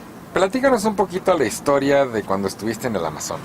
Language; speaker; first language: Spanish; native; Spanish